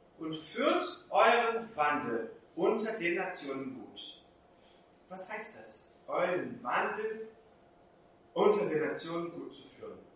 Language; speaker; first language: German; non-native, fluent; Portuguese